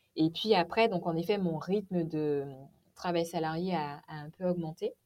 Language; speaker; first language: French; native; French